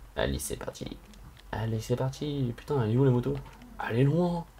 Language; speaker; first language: French; native; French